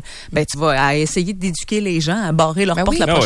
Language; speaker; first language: French; native; French